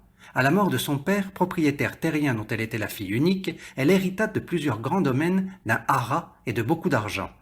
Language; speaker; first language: French; native; French